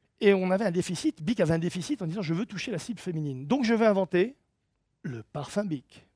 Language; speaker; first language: French; native; French